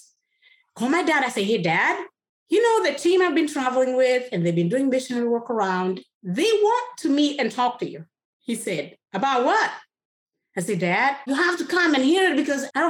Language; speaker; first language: English; non-native, local second language; Kikuyu